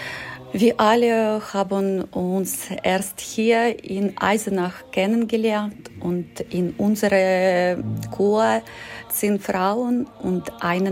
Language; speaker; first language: German; non-native, learner; Ukrainian